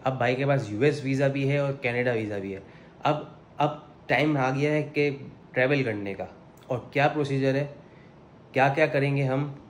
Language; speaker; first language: Urdu; native; Urdu